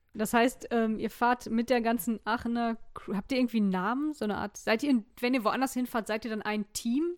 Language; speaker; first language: German; native; German